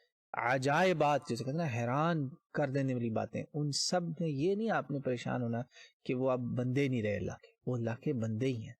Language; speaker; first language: Urdu; native; Urdu